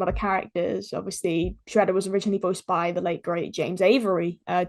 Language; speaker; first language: English; native; English